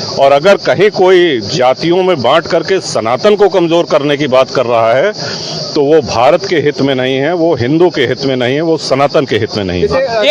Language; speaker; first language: Hindi; native; Hindi